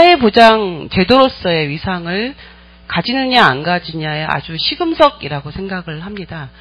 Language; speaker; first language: Korean; native; Korean